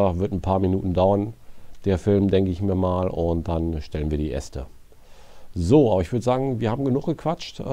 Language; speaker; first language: German; native; German